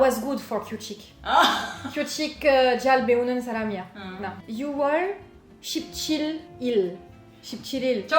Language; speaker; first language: Korean; non-native, learner; French